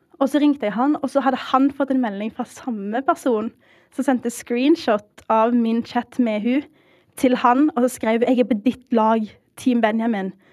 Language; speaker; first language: Norwegian; early bilingual, heritage; Norwegian